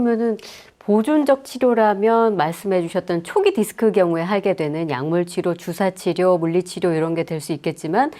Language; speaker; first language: Korean; native; Korean